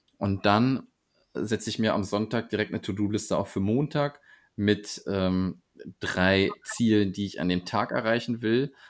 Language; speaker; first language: German; native; German